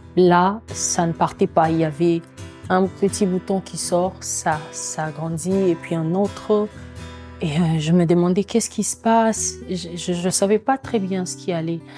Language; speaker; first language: French; non-native, local second language; Lingala